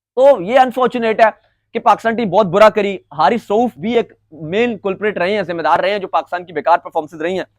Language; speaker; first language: Hindi; native; Hindi